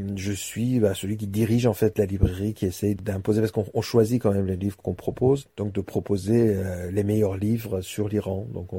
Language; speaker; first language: French; non-native, fluent; Persian